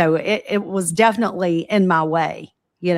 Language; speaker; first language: English; native; English